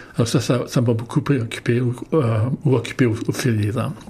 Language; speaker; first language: French; native; French